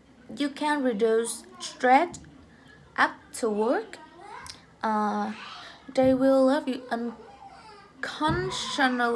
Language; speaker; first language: English; non-native, learner; Vietnamese